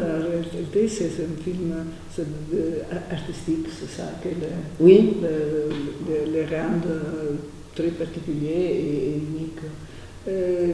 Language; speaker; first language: French; non-native, fluent; Italian